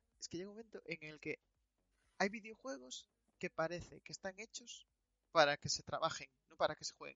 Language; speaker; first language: Spanish; native; Spanish